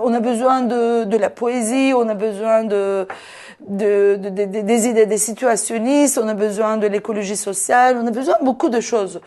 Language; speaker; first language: French; non-native, fluent; Turkish